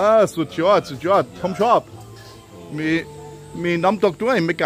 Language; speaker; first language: German; native; German